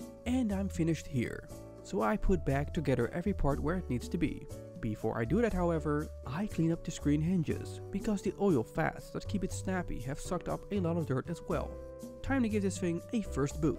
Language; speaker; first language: English; non-native, fluent; Dutch